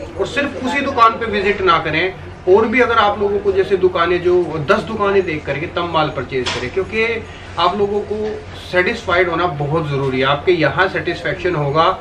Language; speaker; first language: Hindi; native; Hindi